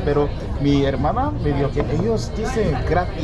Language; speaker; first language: Spanish; non-native, learner; Korean